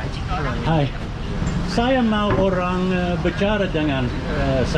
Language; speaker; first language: Indonesian; non-native, learner; English